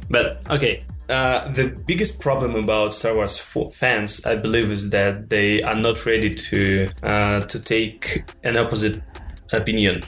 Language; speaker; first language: English; non-native, fluent; Russian